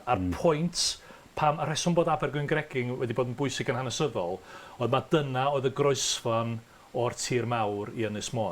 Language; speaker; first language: Welsh; native; Welsh